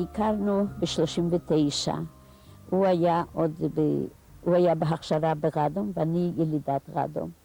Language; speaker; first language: Hebrew; non-native, fluent; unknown